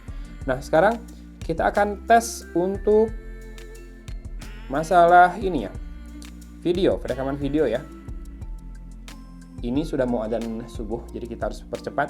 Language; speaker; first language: Indonesian; native; Indonesian